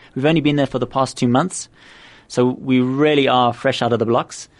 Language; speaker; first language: English; native; English